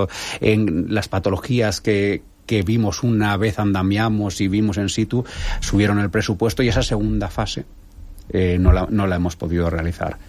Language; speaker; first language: Spanish; native; Spanish